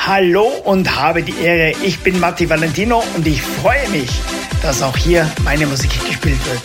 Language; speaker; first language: German; non-native, learner; Dutch